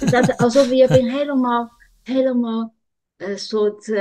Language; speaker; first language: Dutch; non-native, learner; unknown